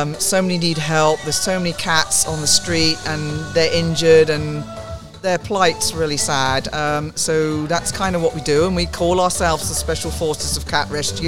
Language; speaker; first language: English; native; English